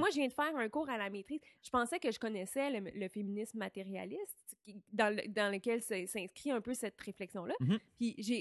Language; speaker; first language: French; native; French